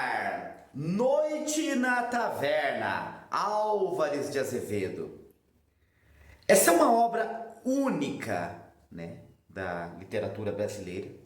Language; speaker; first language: Portuguese; native; Portuguese